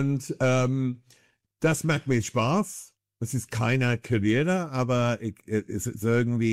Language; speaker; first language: German; non-native, fluent; English